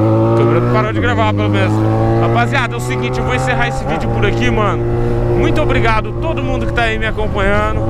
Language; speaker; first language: Portuguese; native; Portuguese